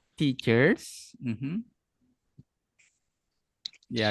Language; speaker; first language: English; non-native, fluent; Indonesian